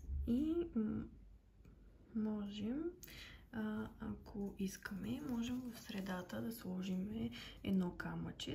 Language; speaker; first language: Bulgarian; native; Bulgarian